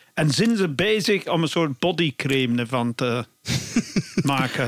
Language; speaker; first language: Dutch; non-native, fluent; English